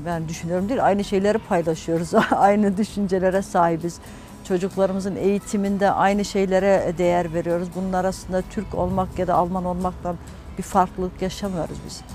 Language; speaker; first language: Turkish; early bilingual, heritage; Turkish